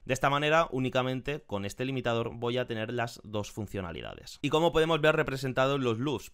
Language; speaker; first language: Spanish; native; Spanish